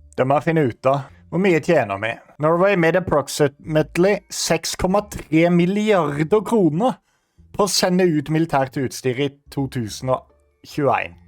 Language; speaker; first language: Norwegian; native; Norwegian